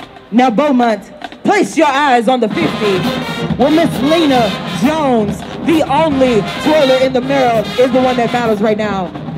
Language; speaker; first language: English; native; English